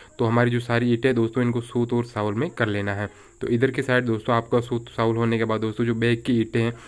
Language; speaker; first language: Hindi; native; Hindi